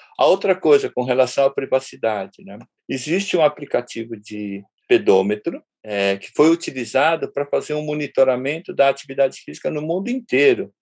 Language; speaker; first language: Portuguese; early bilingual, other home language; Japanese